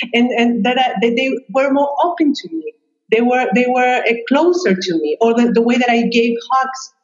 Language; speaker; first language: English; non-native, fluent; Spanish